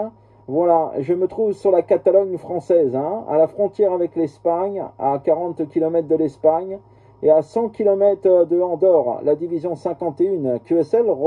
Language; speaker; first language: French; native; French